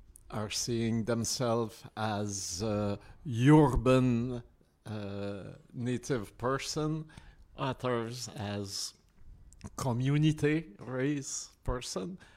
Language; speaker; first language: English; non-native, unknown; French